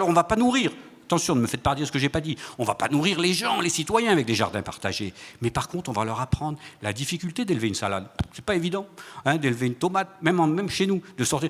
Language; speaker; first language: French; native; French